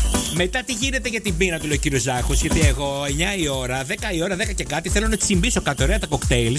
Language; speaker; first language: Greek; native; Greek